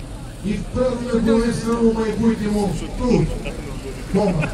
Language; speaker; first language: Ukrainian; non-native, local second language; Russian